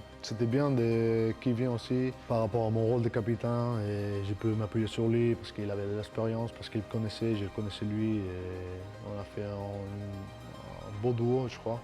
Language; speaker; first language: French; non-native, fluent; Spanish